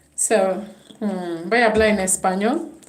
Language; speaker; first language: Spanish; non-native, fluent; English